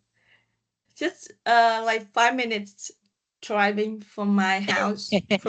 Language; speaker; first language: English; non-native, learner; Vietnamese